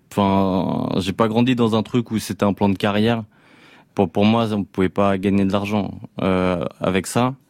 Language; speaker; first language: French; native; French